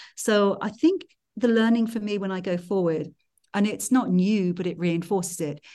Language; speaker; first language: English; native; English